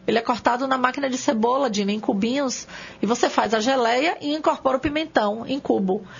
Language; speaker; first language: Portuguese; native; Portuguese